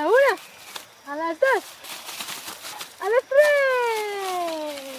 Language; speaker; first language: Spanish; non-native, learner; Indonesian